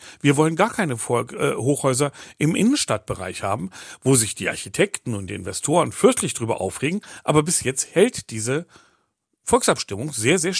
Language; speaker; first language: German; native; German